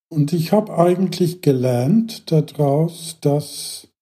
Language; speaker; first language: German; non-native, fluent; English